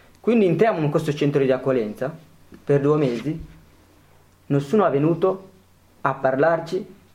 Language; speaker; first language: Italian; non-native, fluent; Tigrinya